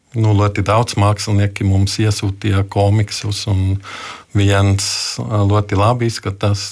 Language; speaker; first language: Latvian; non-native, fluent; German